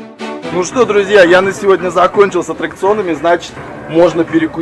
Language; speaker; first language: Russian; native; Russian